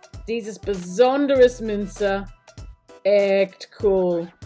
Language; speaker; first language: German; non-native, learner; English